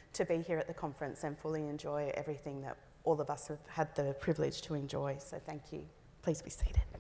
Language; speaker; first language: English; native; English